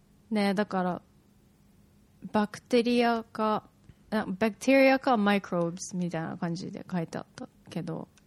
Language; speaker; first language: Japanese; native; Japanese